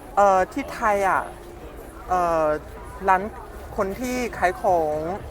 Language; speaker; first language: Thai; non-native, learner; Chinese